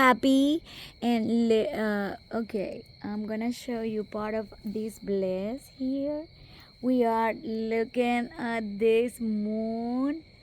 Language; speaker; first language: English; non-native, local second language; Spanish